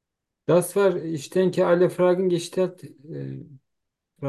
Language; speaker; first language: German; non-native, learner; Turkish